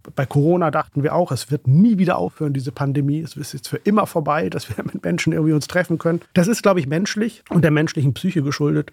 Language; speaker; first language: German; early bilingual, other home language; Urdu